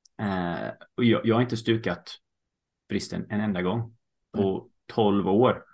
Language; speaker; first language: Swedish; early bilingual, heritage; Swedish